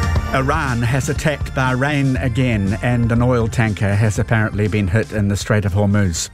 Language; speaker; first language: English; native; English